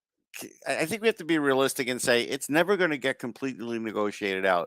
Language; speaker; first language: English; native; English